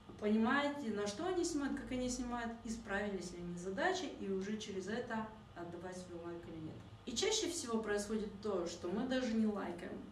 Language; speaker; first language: Russian; native; Russian